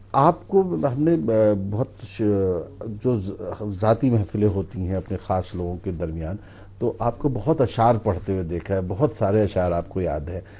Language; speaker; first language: Hindi; native; Hindi